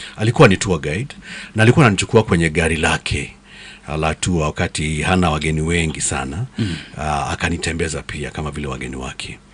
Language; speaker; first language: Swahili; non-native, local second language; Kikuyu